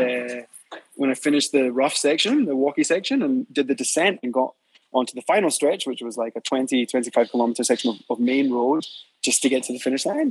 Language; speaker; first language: English; native; English